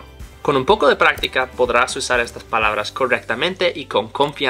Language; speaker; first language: Spanish; non-native, fluent; English